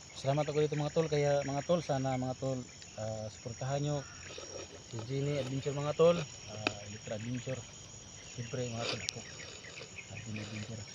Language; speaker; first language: Filipino; non-native, local second language; Cebuano